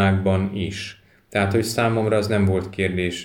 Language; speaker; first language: Hungarian; native; Hungarian